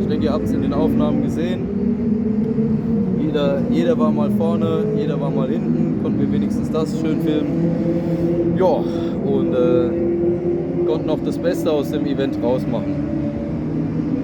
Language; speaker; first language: German; native; German